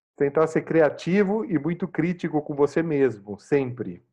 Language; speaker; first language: Italian; non-native, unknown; Portuguese